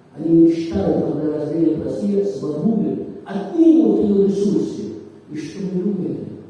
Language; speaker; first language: Russian; non-native, fluent; Arabic